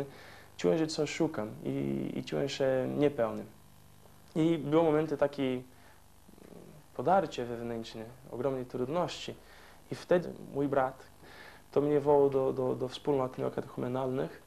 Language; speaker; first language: Polish; non-native, fluent; Portuguese